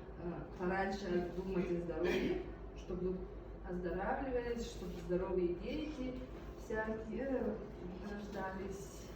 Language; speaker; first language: Russian; non-native, local second language; Yakut